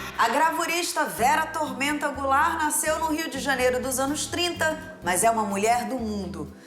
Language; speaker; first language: Portuguese; native; Portuguese